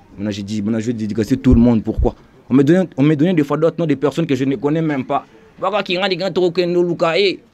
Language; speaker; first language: French; non-native, local second language; Lingala